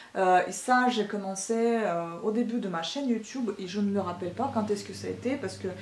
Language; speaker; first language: French; non-native, fluent; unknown